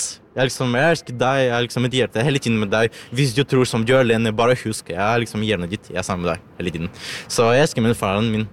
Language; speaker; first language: Norwegian; non-native, learner; Ukrainian